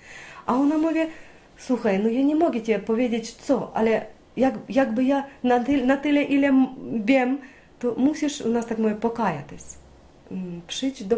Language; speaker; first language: Polish; non-native, learner; Ukrainian